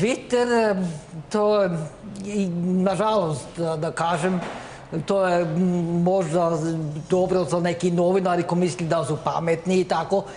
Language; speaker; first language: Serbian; non-native, learner; Norwegian